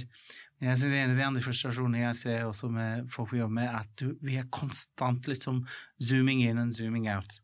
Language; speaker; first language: Norwegian; non-native, fluent; English